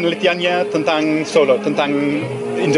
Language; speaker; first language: Indonesian; non-native, fluent; English